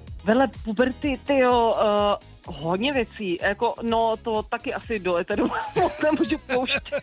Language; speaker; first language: Czech; native; Czech